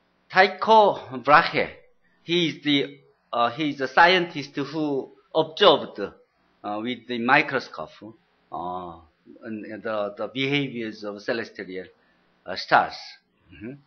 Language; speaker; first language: English; non-native, fluent; Korean